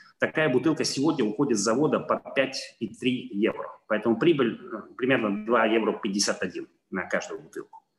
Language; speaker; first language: Russian; non-native, fluent; Italian